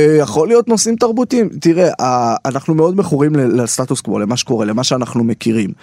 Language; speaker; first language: Hebrew; native; Hebrew